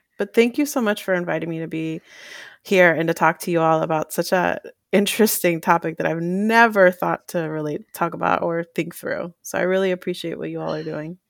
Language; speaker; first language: English; early bilingual, other home language; Spanish